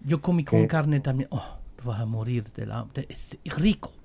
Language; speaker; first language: Spanish; non-native, learner; German